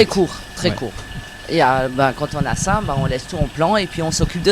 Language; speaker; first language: French; native; French